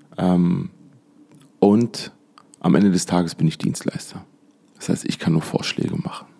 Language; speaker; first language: German; native; German